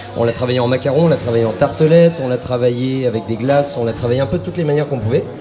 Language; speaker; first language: French; native; French